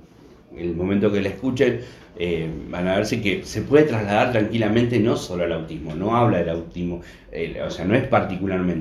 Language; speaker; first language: Spanish; native; Spanish